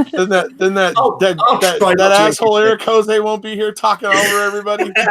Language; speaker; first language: English; native; English